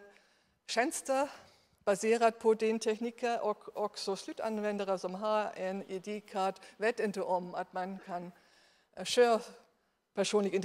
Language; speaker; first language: Swedish; non-native, fluent; German